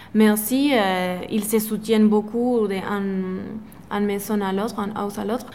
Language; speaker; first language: French; non-native, fluent; Spanish